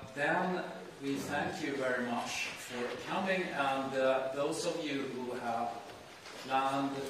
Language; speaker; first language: English; non-native, fluent; Swedish